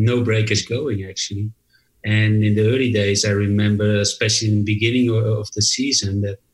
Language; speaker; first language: English; non-native, fluent; Dutch